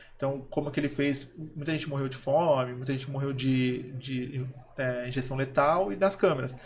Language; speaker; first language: Portuguese; native; Portuguese